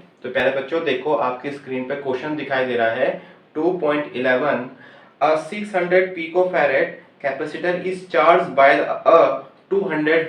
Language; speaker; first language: Hindi; native; Hindi